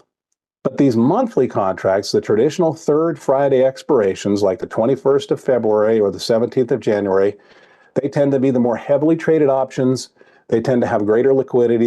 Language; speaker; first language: English; native; English